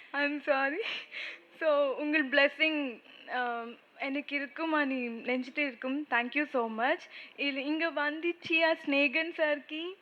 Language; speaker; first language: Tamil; non-native, learner; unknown